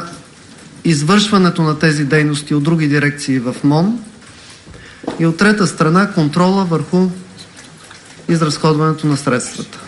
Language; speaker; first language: Bulgarian; native; Bulgarian